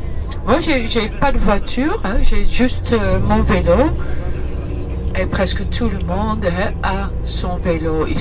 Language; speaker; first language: French; early bilingual, heritage; Dutch